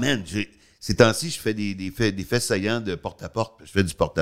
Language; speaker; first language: French; native; French